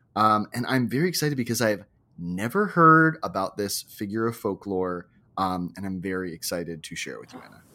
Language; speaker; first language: English; native; English